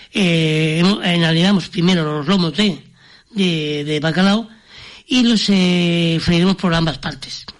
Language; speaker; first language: Spanish; native; Spanish